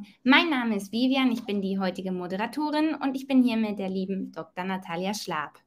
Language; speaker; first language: German; native; German